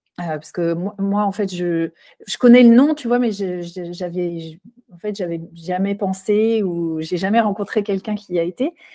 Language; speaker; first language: French; native; French